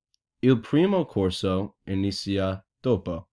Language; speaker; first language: Italian; non-native, learner; English